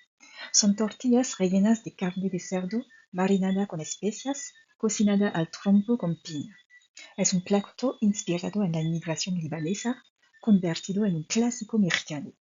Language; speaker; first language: Spanish; non-native, fluent; French